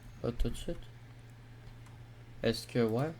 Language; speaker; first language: French; native; French